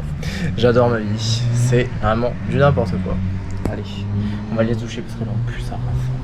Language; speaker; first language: French; native; French